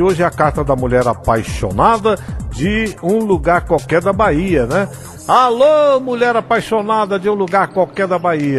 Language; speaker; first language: Portuguese; native; Portuguese